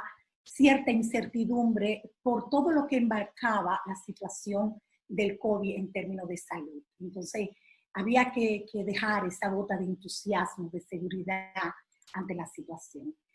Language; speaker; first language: Spanish; native; Spanish